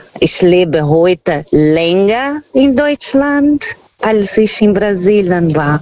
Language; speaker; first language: German; non-native, fluent; Portuguese